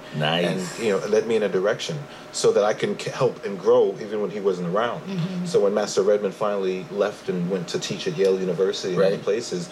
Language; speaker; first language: English; native; English